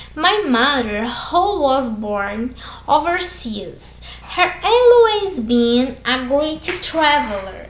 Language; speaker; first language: English; non-native, fluent; Portuguese